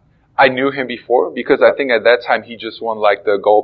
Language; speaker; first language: English; non-native, fluent; German